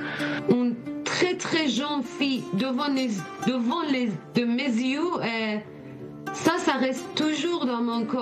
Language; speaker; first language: French; non-native, learner; Persian